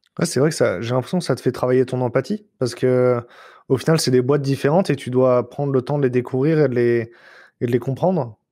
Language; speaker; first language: French; native; French